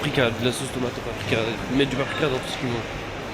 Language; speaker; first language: French; native; French